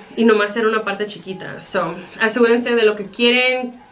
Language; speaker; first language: Spanish; early bilingual, heritage; Spanish